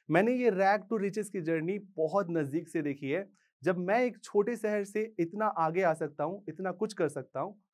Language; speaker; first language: Hindi; native; Hindi